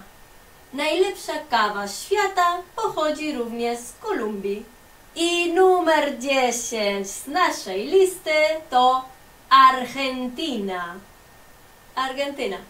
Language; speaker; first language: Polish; non-native, fluent; Spanish